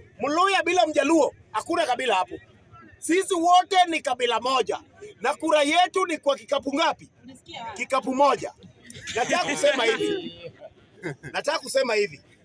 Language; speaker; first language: Swahili; non-native, local second language; Luo (Kenya and Tanzania)